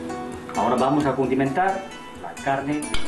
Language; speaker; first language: Spanish; non-native, fluent; Chinese